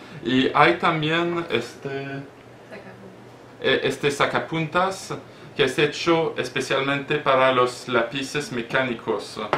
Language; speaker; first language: Spanish; non-native, learner; French